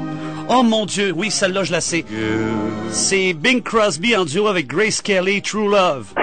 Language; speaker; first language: French; native; French